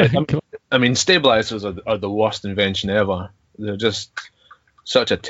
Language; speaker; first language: English; native; English